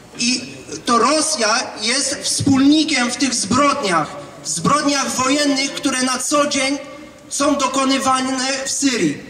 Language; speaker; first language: Polish; non-native, fluent; Arabic